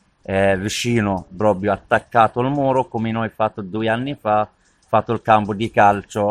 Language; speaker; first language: Italian; non-native, learner; Arabic